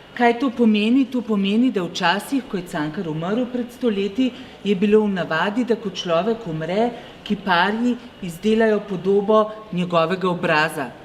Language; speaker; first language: Slovenian; native; Slovenian